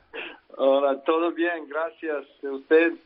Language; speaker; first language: Spanish; non-native, learner; Serbian